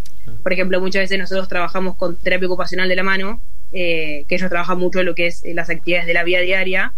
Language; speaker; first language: Spanish; native; Spanish